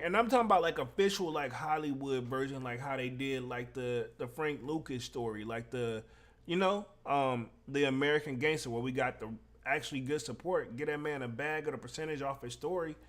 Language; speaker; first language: English; native; English